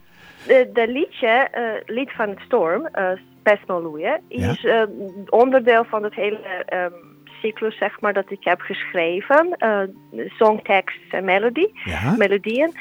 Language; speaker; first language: Dutch; non-native, fluent; Serbian